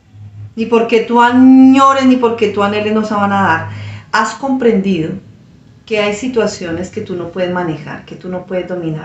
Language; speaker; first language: Spanish; native; Spanish